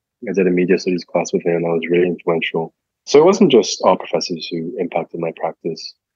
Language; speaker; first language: English; native; English